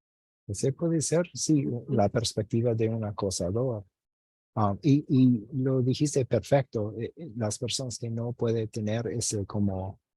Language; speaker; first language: Spanish; non-native, fluent; English